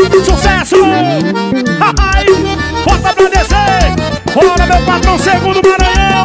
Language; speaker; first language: Portuguese; native; Portuguese